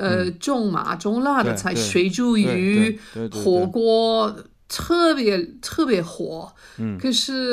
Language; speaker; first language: Chinese; non-native, fluent; English